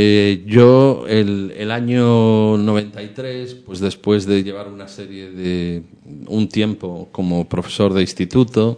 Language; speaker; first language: Spanish; native; Spanish